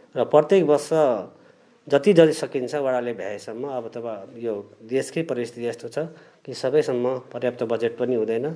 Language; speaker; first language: Nepali; native; Nepali